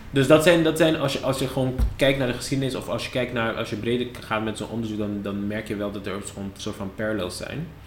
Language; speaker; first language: Dutch; non-native, local second language; Papiamento